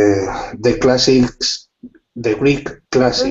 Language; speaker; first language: English; non-native, learner; Spanish